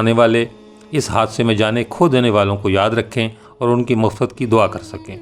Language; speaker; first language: Urdu; native; Urdu